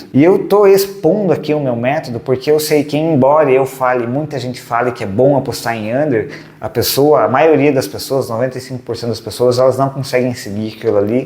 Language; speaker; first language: Portuguese; native; Portuguese